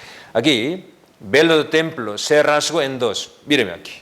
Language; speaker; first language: Spanish; non-native, learner; Korean